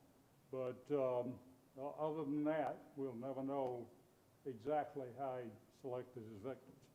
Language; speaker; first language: English; native; English